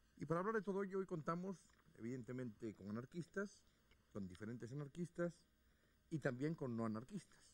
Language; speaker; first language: Spanish; native; Spanish